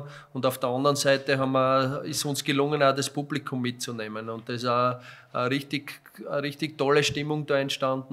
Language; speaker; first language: German; native; German